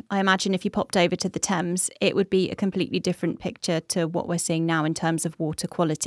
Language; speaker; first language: English; native; English